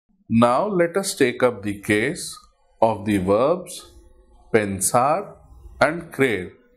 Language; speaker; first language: English; non-native, local second language; Hindi